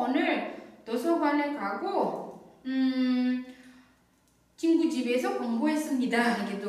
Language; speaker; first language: Korean; non-native, fluent; Indonesian